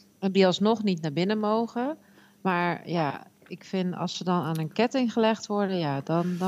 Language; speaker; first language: Dutch; native; Dutch